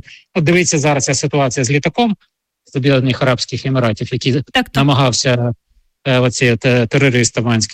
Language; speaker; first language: Ukrainian; native; Ukrainian